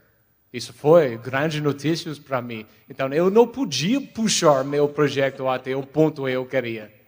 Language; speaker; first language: Portuguese; non-native, fluent; English